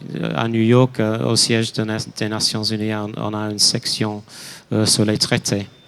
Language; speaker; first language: French; non-native, fluent; English